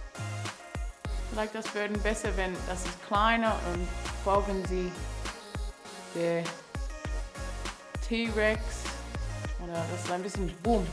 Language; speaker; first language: German; non-native, learner; English